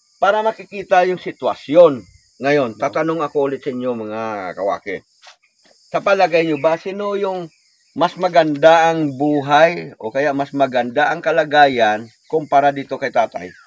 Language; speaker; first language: Filipino; native; Filipino